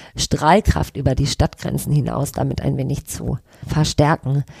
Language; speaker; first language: German; native; German